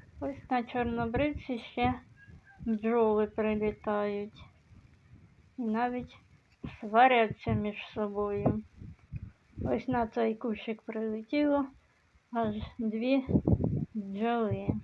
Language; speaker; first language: Ukrainian; native; Ukrainian